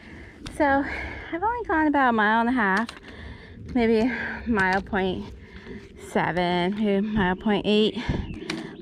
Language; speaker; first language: English; native; English